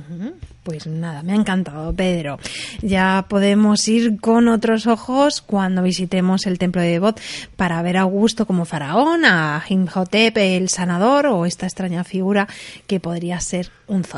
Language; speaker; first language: Spanish; native; Spanish